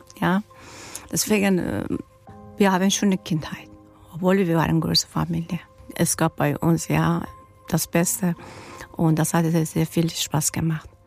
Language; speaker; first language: German; non-native, learner; Persian